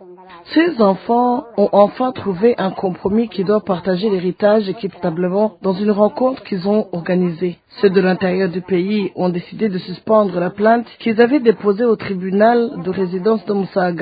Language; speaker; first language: French; non-native, local second language; Rundi